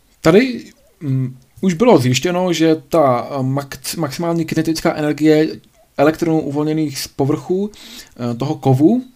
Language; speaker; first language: Czech; native; Czech